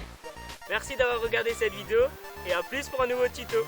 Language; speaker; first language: French; native; French